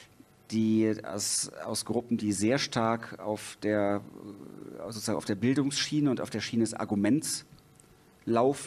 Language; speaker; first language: German; native; German